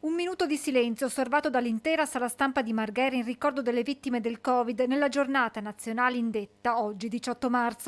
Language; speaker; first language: Italian; native; Italian